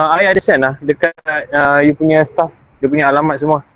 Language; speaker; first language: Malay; non-native, local second language; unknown